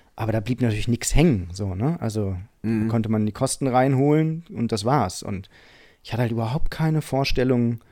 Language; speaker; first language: German; native; German